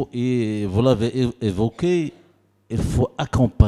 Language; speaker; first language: French; non-native, local second language; Arabic